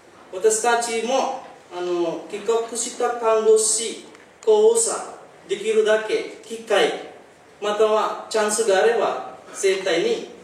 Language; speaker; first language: Japanese; non-native, learner; Indonesian